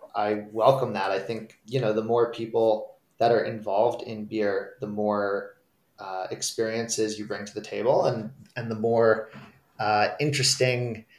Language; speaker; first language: English; native; English